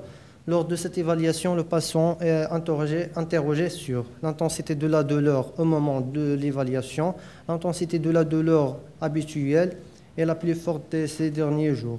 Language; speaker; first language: French; non-native, local second language; Arabic